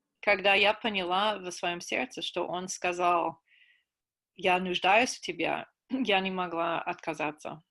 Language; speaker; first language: Russian; non-native, fluent; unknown